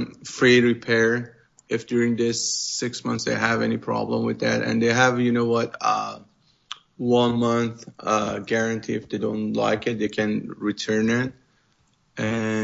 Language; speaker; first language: English; non-native, fluent; Persian